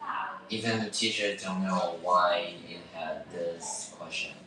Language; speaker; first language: English; non-native, learner; Chinese